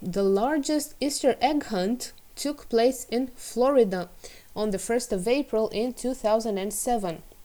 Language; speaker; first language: English; non-native, fluent; Romanian